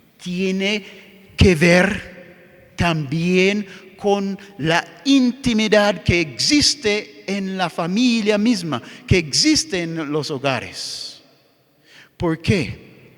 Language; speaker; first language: Spanish; non-native, fluent; English